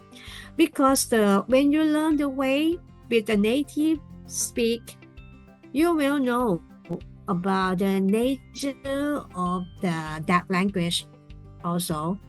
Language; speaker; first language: English; non-native, learner; Thai